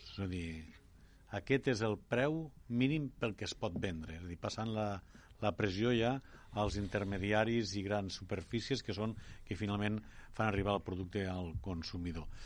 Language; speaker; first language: Catalan; native; Catalan